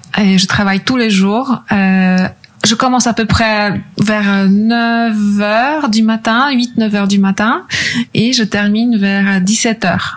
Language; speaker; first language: French; non-native, fluent; Polish